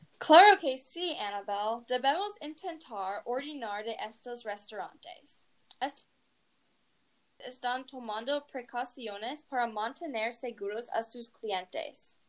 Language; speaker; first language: Spanish; non-native, learner; English